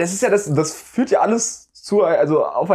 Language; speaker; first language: German; native; German